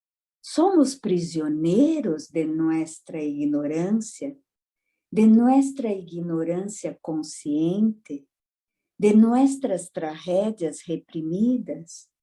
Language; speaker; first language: Spanish; non-native, fluent; Portuguese